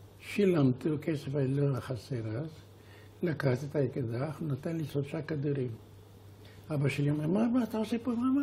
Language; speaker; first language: Hebrew; non-native, fluent; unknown